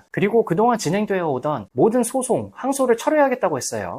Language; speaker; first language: Korean; native; Korean